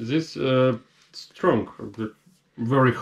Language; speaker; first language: English; non-native, learner; Russian